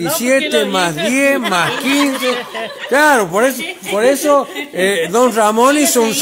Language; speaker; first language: Spanish; native; Spanish